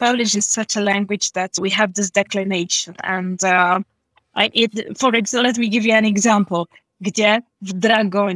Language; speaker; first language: English; non-native, fluent; Polish